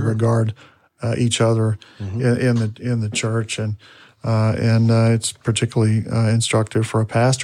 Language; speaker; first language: English; native; English